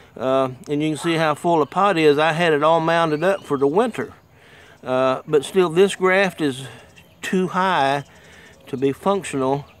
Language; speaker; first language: English; native; English